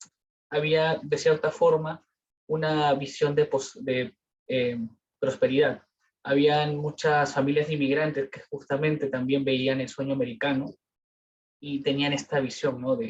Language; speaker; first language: Spanish; native; Spanish